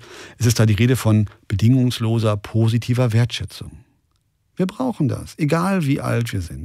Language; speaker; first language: German; native; German